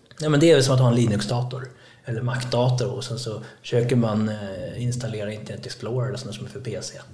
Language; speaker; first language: Swedish; early bilingual, other home language; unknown